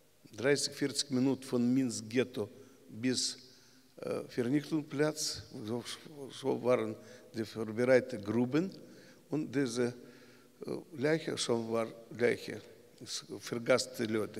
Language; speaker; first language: German; non-native, learner; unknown